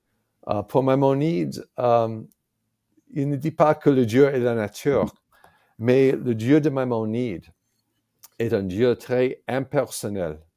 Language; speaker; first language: French; non-native, fluent; English